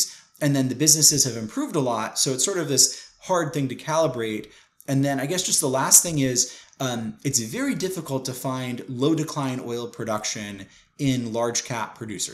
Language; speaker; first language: English; native; English